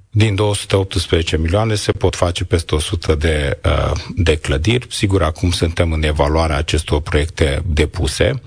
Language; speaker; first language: Romanian; non-native, local second language; Hungarian